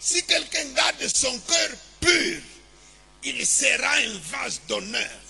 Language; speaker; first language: French; non-native, local second language; Swahili